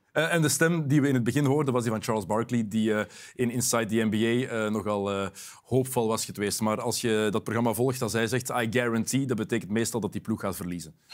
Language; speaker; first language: Dutch; native; Dutch